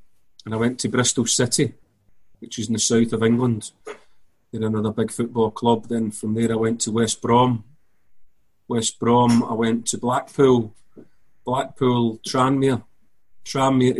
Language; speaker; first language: English; native; English